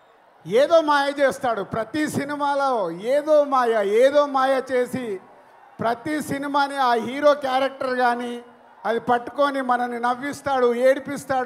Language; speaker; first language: Telugu; native; Telugu